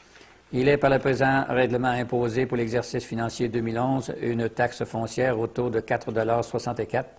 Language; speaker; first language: French; native; French